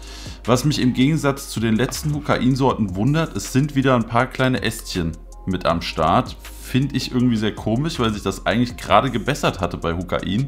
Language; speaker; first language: German; native; German